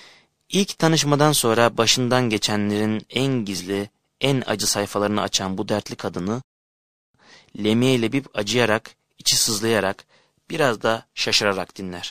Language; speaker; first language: Turkish; native; Turkish